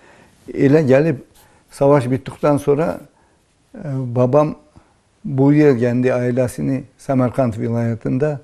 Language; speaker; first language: Turkish; early bilingual, heritage; Turkish